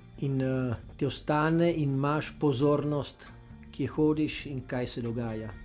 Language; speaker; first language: Slovenian; native; Slovenian